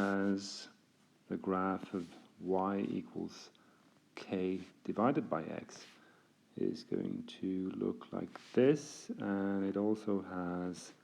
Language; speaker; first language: English; non-native, fluent; Norwegian